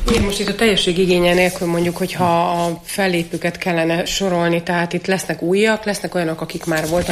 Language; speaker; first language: Hungarian; native; Hungarian